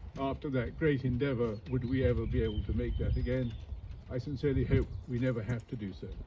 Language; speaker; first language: English; native; English